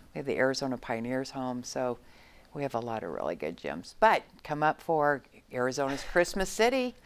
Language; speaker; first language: English; native; English